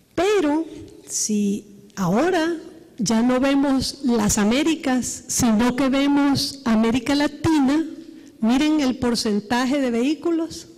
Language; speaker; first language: Spanish; native; Spanish